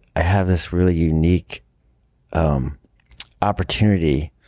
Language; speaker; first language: English; native; English